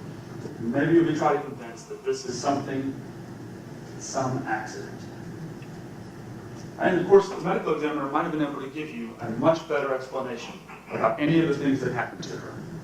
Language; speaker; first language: English; native; English